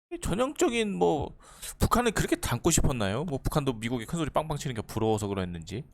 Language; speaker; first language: Korean; native; Korean